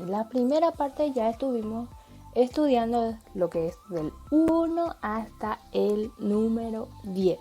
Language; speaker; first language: Spanish; non-native, local second language; Guarani